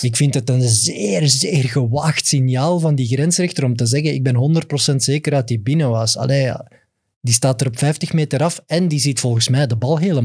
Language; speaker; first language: Dutch; native; Dutch